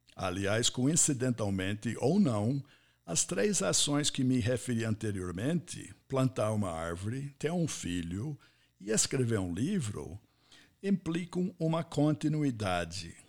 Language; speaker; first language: Portuguese; non-native, fluent; English